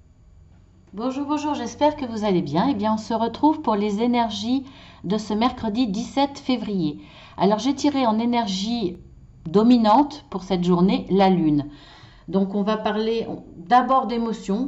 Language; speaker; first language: French; native; French